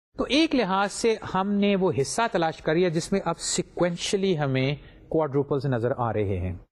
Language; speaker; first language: Urdu; native; Urdu